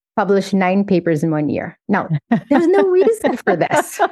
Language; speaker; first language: English; non-native, fluent; Portuguese